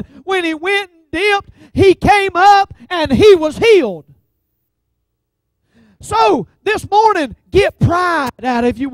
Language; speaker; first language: English; native; English